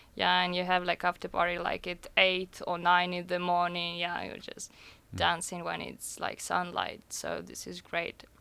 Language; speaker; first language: English; non-native, fluent; Russian